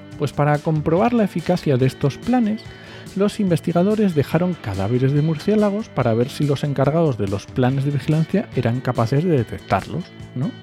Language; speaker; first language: Spanish; native; Spanish